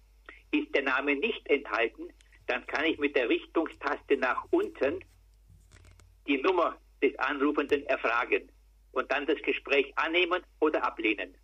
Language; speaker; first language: German; native; German